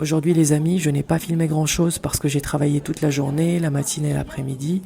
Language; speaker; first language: French; native; French